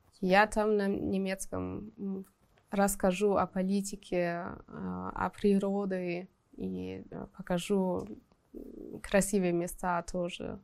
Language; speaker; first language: Russian; non-native, fluent; German